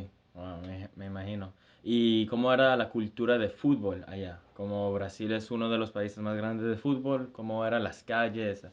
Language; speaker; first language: Spanish; early bilingual, heritage; Spanish